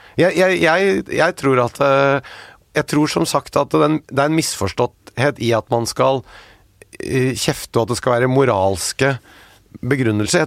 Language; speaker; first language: Norwegian; native; Norwegian